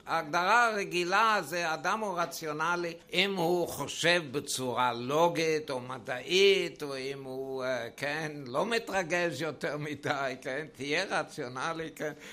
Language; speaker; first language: Hebrew; non-native, fluent; German